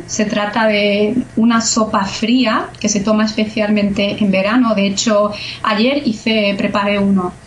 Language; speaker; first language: Spanish; native; Spanish